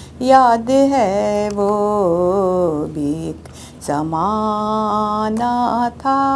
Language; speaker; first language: Urdu; native; Urdu